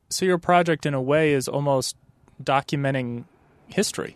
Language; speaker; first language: English; native; English